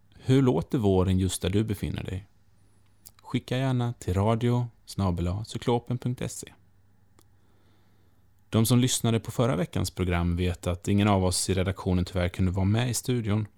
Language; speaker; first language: Swedish; native; Swedish